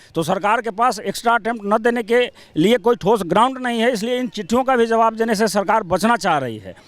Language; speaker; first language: Hindi; native; Hindi